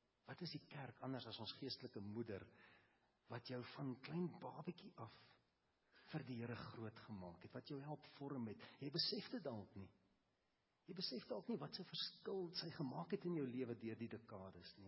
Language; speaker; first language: Afrikaans; native; Afrikaans